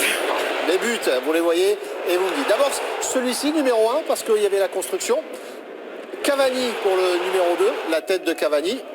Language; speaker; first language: French; native; French